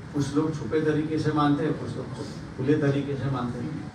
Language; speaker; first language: Hindi; non-native, local second language; Marathi